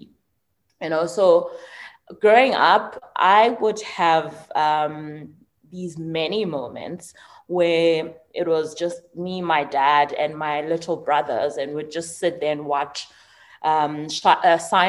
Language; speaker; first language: English; non-native, local second language; Xhosa